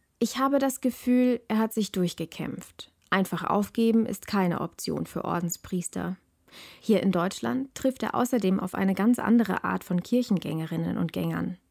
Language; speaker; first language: German; early bilingual, other home language; Malayalam